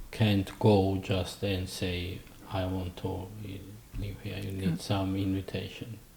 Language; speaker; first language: English; non-native, fluent; Georgian